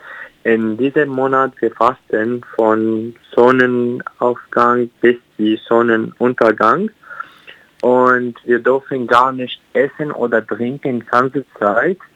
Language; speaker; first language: German; non-native, learner; Arabic